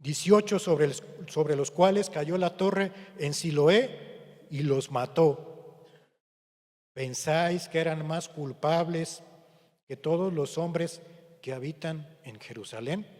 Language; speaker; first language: Spanish; native; Spanish